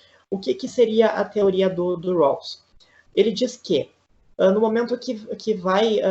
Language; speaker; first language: Portuguese; native; Portuguese